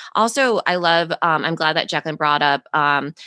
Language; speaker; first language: English; native; English